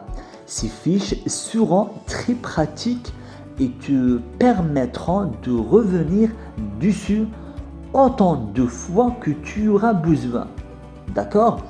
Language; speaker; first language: French; non-native, fluent; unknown